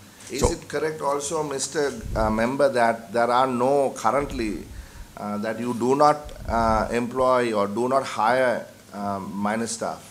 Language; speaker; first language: English; non-native, local second language; Sinhala